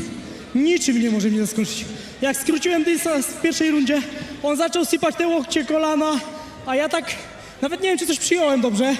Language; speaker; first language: Polish; native; Polish